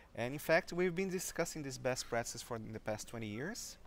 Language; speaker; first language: English; non-native, fluent; Portuguese